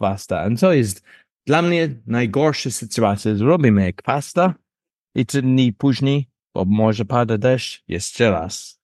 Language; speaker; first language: Polish; non-native, learner; English